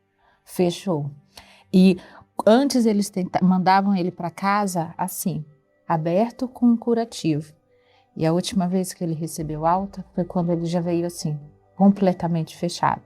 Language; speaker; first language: Portuguese; native; Portuguese